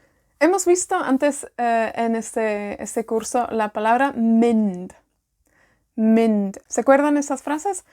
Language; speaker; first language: Spanish; non-native, fluent; Welsh